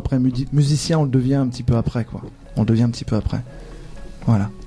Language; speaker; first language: French; native; French